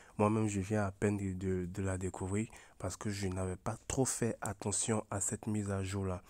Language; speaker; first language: French; native; French